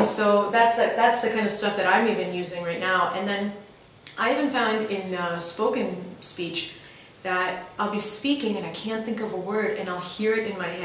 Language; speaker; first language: English; early bilingual, other home language; Russian